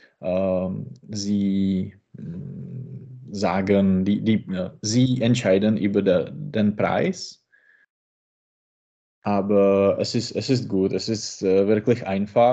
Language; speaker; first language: German; non-native, learner; Czech